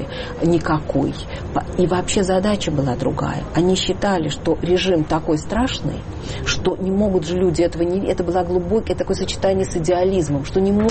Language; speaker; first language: Russian; native; Russian